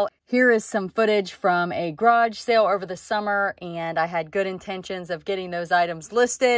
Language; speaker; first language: English; native; English